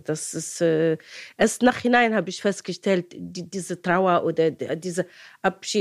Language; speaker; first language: German; non-native, fluent; Arabic